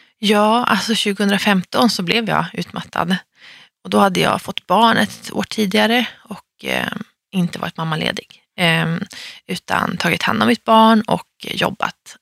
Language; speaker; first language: Swedish; native; Swedish